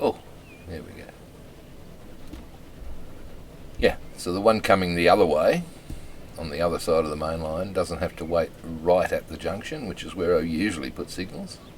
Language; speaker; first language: English; native; English